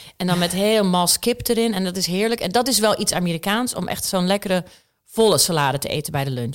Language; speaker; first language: Dutch; early bilingual, other home language; Czech